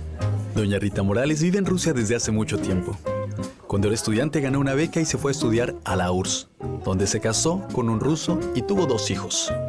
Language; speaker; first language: Spanish; native; Spanish